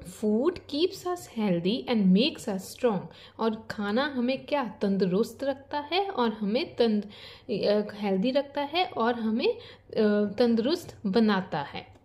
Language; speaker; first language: Hindi; native; Hindi